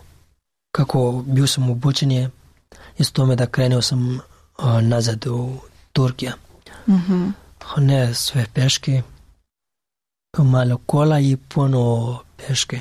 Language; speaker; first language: Serbian; non-native, learner; Pashto